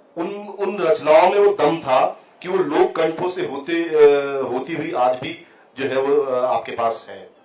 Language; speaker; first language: Hindi; native; Hindi